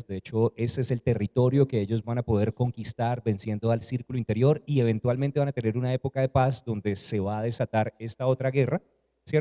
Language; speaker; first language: Spanish; native; Spanish